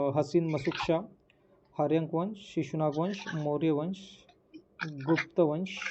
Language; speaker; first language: Hindi; non-native, local second language; Marathi